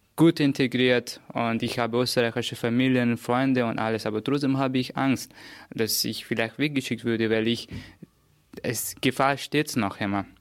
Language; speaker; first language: German; non-native, fluent; Persian